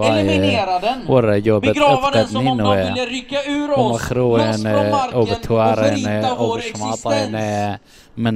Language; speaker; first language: Swedish; early bilingual, other home language; Assyrian Neo-Aramaic